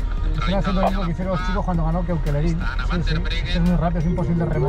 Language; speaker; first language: Spanish; native; Spanish